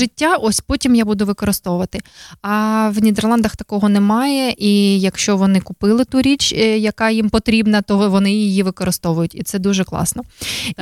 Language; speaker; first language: Ukrainian; native; Ukrainian